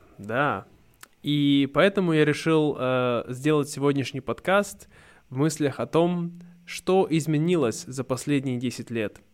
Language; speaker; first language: Russian; native; Russian